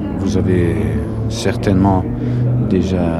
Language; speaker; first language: French; non-native, fluent; German